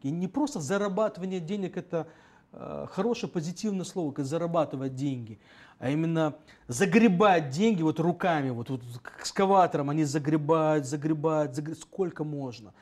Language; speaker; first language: Russian; native; Russian